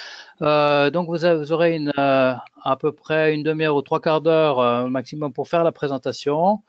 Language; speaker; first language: French; native; French